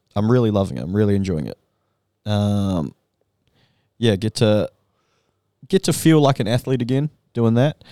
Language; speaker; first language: English; native; English